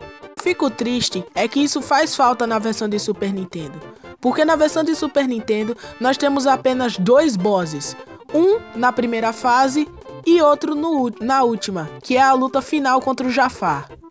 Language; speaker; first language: Portuguese; native; Portuguese